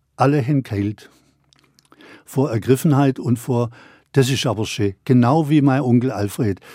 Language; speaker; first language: German; native; German